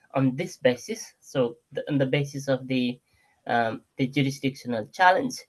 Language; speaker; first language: English; non-native, local second language; Nepali